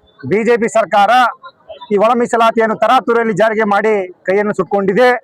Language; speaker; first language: Kannada; non-native, local second language; Lambadi